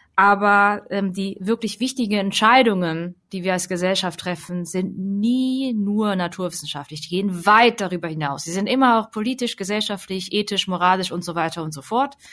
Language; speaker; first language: German; early bilingual, other home language; Vietnamese